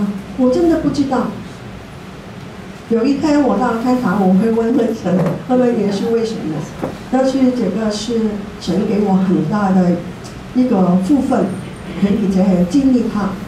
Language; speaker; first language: Chinese; non-native, local second language; Cantonese